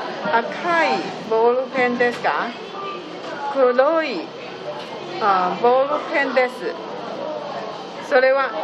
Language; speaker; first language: Japanese; non-native, learner; Chinese